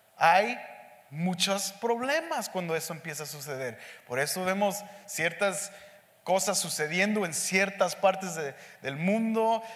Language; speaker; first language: Spanish; early bilingual, heritage; Spanish